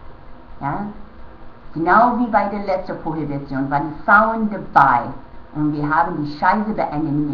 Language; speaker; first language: German; non-native, fluent; English